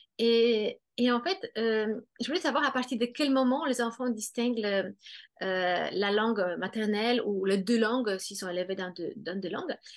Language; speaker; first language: French; non-native, fluent; Polish